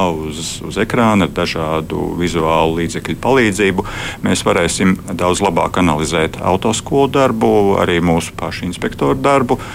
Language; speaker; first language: Latvian; native; Latvian